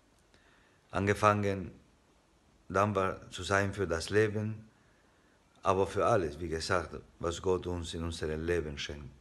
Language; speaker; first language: German; non-native, fluent; Spanish